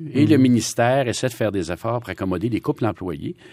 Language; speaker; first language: French; native; French